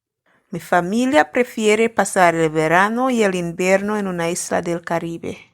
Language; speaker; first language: Spanish; non-native, fluent; English